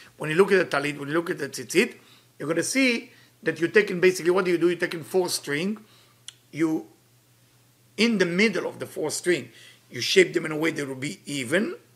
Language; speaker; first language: English; non-native, fluent; Hebrew